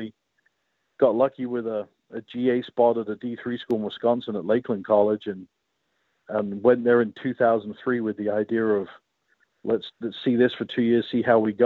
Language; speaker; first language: English; native; English